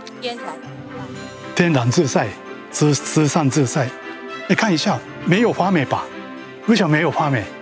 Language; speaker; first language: Chinese; non-native, learner; Japanese